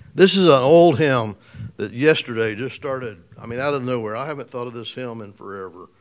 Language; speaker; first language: English; native; English